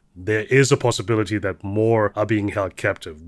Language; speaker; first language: English; early bilingual, heritage; German